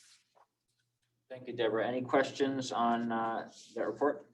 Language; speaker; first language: English; native; English